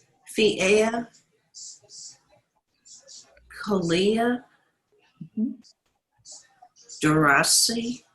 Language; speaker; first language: Arabic; non-native, learner; English